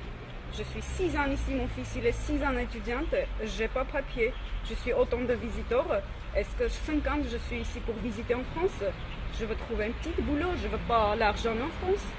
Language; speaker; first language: French; non-native, learner; Armenian